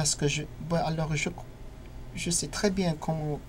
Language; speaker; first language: French; non-native, learner; English